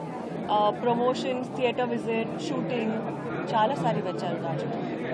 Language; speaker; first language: Telugu; non-native, learner; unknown